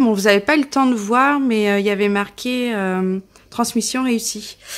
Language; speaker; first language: French; native; French